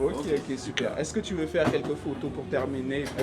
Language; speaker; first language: French; native; French